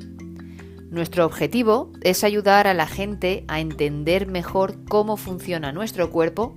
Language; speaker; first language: Spanish; native; Spanish